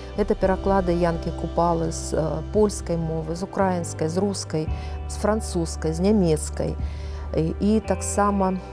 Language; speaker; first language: Belarusian; native; Belarusian